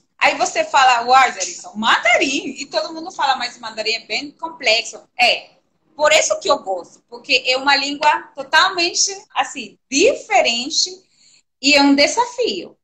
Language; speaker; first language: Portuguese; non-native, fluent; Spanish